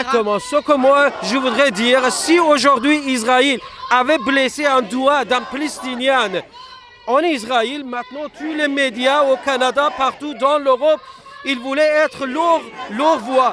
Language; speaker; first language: French; non-native, fluent; Persian